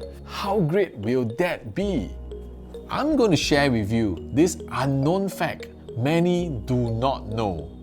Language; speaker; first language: English; native; English